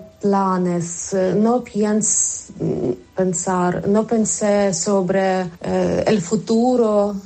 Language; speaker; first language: Spanish; non-native, learner; Ukrainian